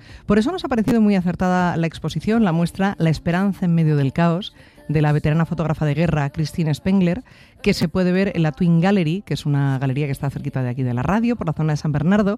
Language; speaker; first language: Spanish; native; Spanish